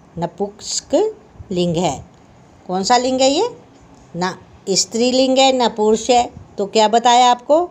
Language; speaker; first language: Hindi; native; Hindi